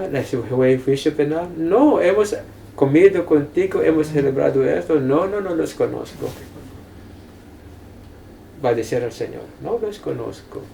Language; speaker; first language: Spanish; non-native, fluent; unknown